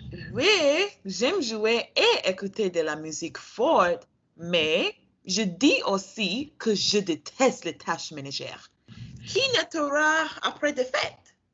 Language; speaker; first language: French; non-native, learner; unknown